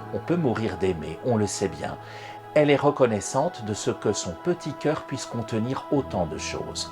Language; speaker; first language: French; native; French